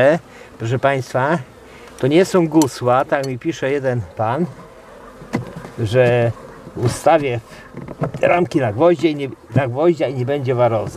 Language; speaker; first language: Polish; native; Polish